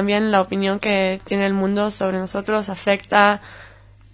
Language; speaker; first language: Spanish; non-native, fluent; Hebrew